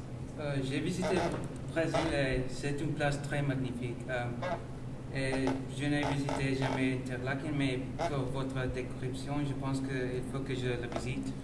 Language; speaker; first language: French; non-native, learner; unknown